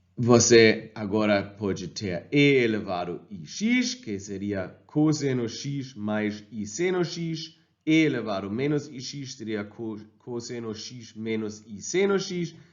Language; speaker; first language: Portuguese; non-native, fluent; German